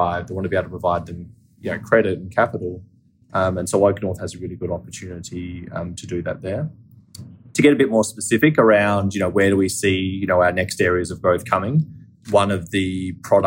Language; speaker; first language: English; native; English